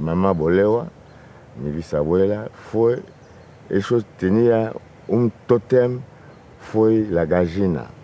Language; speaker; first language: Spanish; non-native, fluent; Lingala